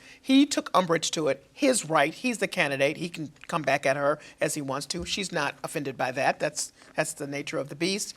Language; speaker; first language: English; native; English